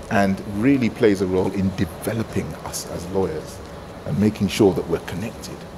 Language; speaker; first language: English; non-native, local second language; Igbo